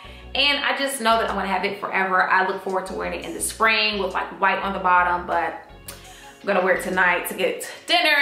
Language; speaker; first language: English; native; English